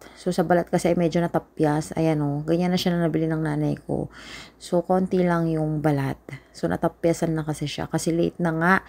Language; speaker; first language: Filipino; non-native, local second language; Iloko